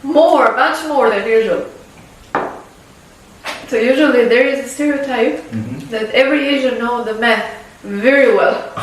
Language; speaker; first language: English; non-native, fluent; Albanian